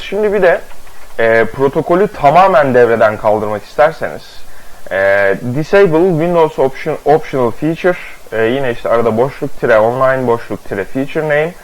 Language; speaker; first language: Turkish; native; Turkish